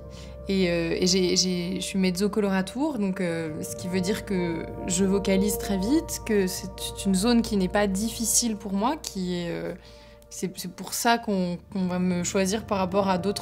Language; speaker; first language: French; native; French